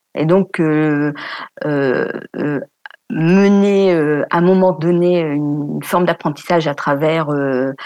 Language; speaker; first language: French; native; French